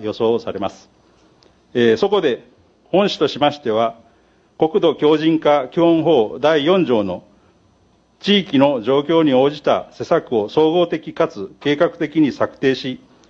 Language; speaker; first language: Japanese; native; Japanese